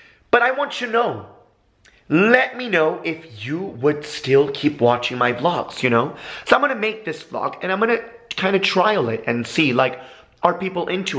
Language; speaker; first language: English; native; English